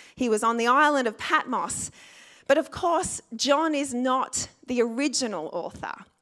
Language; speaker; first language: English; native; English